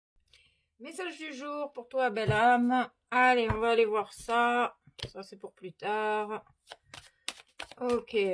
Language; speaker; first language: French; native; French